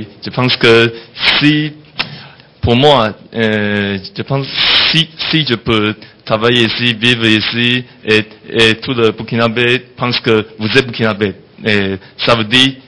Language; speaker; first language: French; non-native, fluent; Chinese